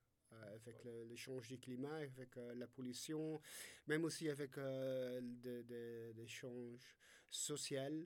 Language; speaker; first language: French; non-native, fluent; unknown